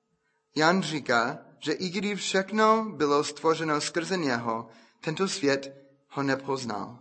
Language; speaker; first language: Czech; non-native, fluent; English